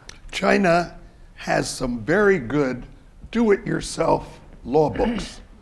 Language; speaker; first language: English; native; English